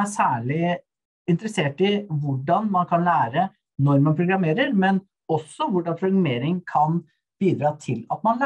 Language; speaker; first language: Norwegian; native; Norwegian